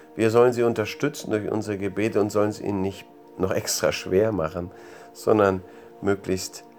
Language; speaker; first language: German; native; German